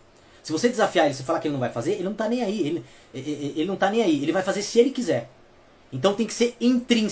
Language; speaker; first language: Portuguese; native; Portuguese